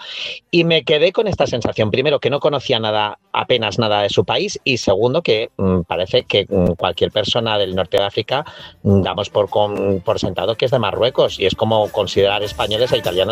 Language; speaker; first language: Spanish; native; Spanish